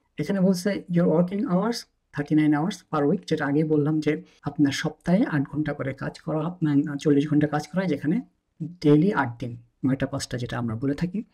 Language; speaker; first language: Bangla; native; Bangla